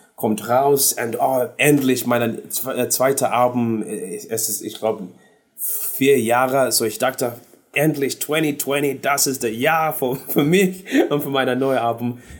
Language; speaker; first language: German; non-native, learner; English